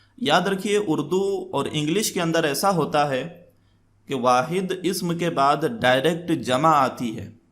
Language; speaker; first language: Urdu; native; Urdu